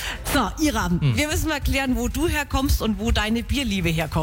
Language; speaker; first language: German; native; German